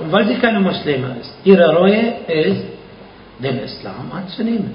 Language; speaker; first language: German; non-native, fluent; Arabic